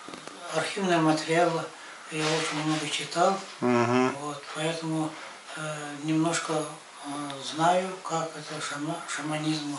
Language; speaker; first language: Russian; non-native, local second language; Yakut